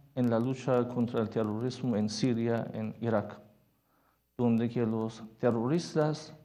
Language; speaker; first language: Spanish; non-native, fluent; Persian